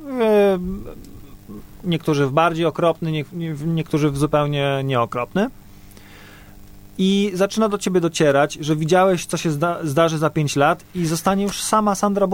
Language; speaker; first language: Polish; native; Polish